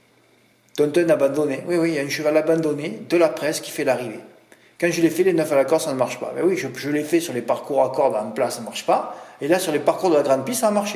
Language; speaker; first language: French; native; French